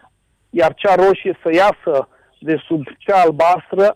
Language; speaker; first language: Romanian; native; Romanian